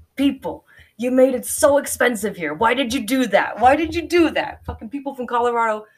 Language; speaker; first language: English; native; English